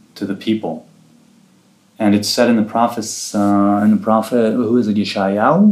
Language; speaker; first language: English; early bilingual, other home language; Hebrew